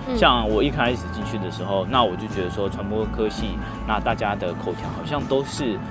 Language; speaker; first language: Chinese; native; Chinese